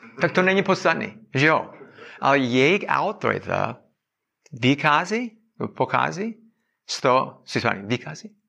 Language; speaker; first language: Czech; non-native, learner; English